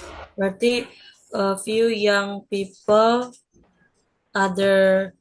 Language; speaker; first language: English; non-native, learner; Indonesian